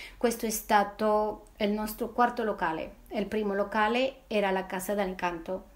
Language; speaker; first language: Italian; non-native, fluent; Spanish